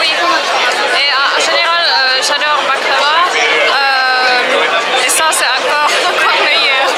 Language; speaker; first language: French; non-native, fluent; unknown